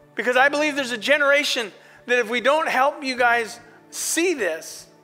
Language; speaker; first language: English; native; English